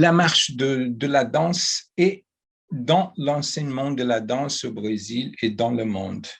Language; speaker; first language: French; non-native, fluent; Portuguese